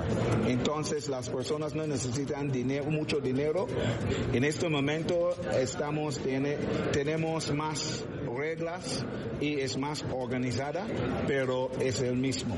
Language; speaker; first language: Spanish; non-native, learner; English